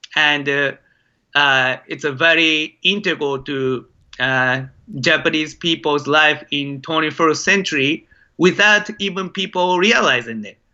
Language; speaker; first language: English; non-native, fluent; Japanese